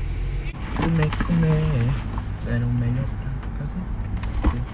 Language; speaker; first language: Portuguese; early bilingual, heritage; Portuguese